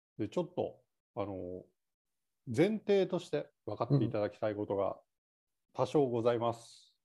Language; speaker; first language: Japanese; native; Japanese